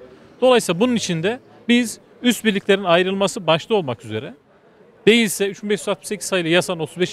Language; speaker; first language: Turkish; native; Turkish